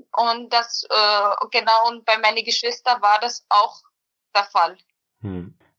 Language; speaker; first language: German; early bilingual, other home language; Bosnian